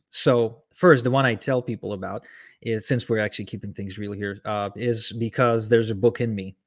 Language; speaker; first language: English; early bilingual, other home language; Ukrainian